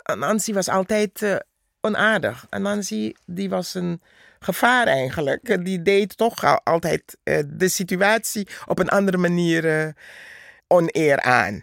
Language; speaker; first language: Dutch; native; Dutch